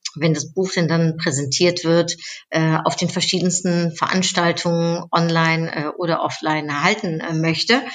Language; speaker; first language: German; native; German